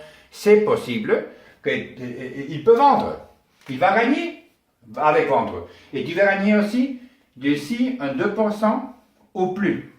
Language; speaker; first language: French; non-native, learner; Spanish